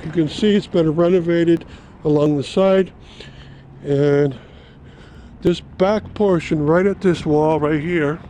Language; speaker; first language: English; native; English